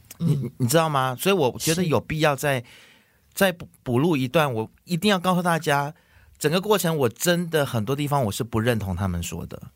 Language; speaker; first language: Chinese; native; Chinese